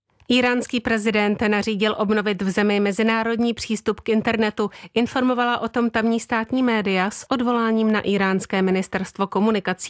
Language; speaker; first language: Czech; native; Czech